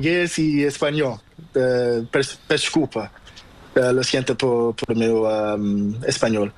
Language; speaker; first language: Spanish; non-native, learner; Portuguese